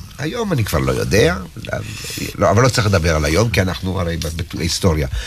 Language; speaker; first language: Hebrew; native; Hebrew